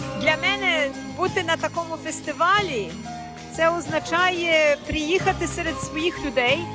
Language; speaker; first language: Ukrainian; early bilingual, heritage; Ukrainian